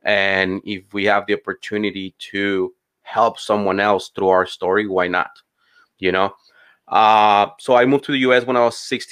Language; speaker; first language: English; non-native, fluent; Spanish